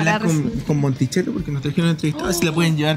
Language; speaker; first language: Spanish; native; Spanish